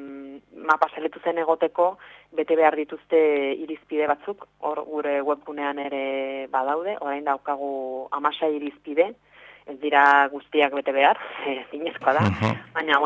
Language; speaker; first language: Basque; non-native, local second language; Spanish